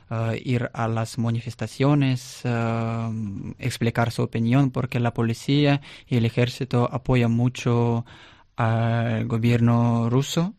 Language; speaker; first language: Spanish; non-native, learner; Russian